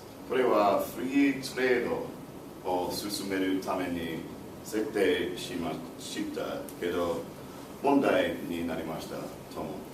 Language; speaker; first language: Japanese; non-native, learner; English